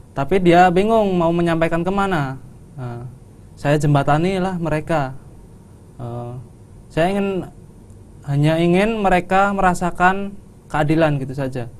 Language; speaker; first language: Indonesian; non-native, local second language; Javanese